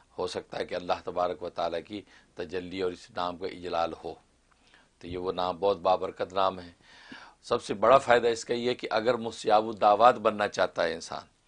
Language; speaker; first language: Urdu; non-native, local second language; Kashmiri